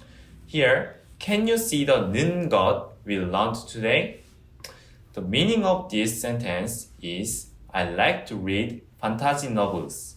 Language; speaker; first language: English; non-native, fluent; Korean